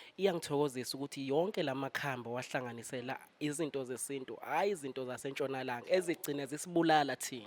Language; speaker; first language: Zulu; native; Zulu